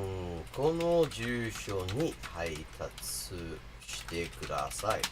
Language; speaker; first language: Japanese; non-native, learner; English